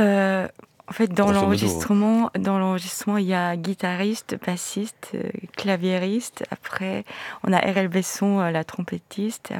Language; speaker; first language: French; non-native, fluent; Korean